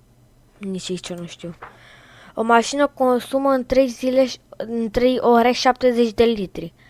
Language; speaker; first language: Romanian; native; Romanian